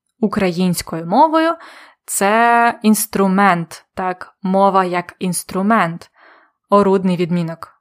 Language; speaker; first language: Ukrainian; native; Ukrainian